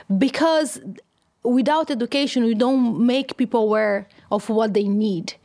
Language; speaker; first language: English; non-native, fluent; Portuguese